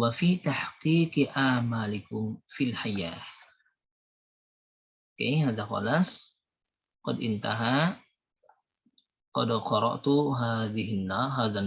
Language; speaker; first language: Arabic; non-native, fluent; Indonesian